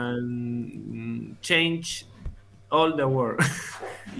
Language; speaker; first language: English; non-native, learner; Spanish